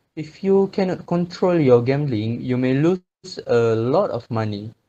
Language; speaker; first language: English; non-native, local second language; Malay